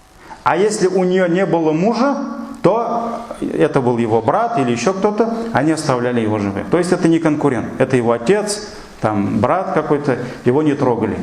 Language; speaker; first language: Russian; non-native, local second language; Tatar